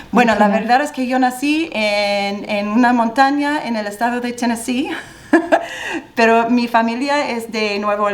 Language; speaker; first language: Spanish; non-native, fluent; English